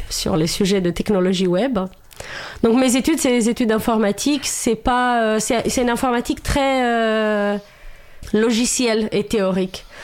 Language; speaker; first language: French; non-native, fluent; Romanian